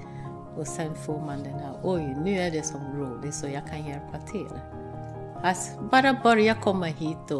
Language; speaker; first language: Swedish; non-native, fluent; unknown